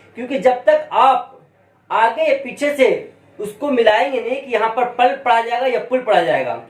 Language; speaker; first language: Hindi; native; Hindi